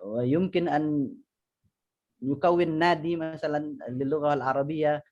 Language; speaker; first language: Arabic; non-native, fluent; Indonesian